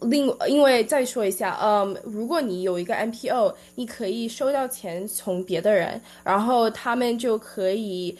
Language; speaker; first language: Chinese; early bilingual, heritage; Chinese